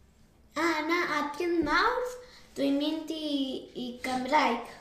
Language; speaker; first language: Welsh; non-native, learner; Spanish